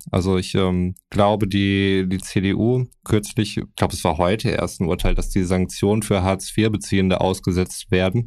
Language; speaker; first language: German; native; German